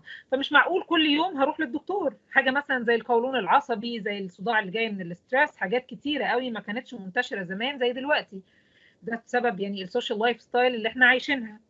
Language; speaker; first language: Arabic; native; Arabic